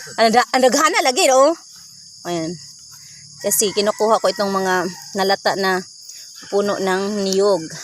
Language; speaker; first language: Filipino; non-native, local second language; Cebuano